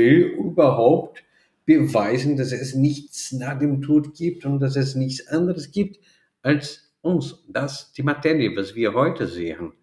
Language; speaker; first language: German; non-native, fluent; Portuguese